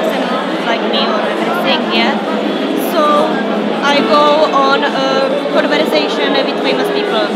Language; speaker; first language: English; non-native, learner; Czech